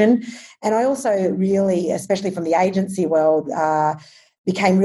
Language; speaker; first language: English; native; English